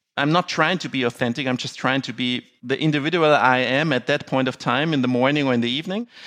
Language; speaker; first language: English; non-native, fluent; German